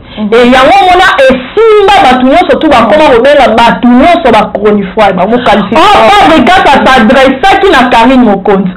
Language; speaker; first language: Lingala; native; Lingala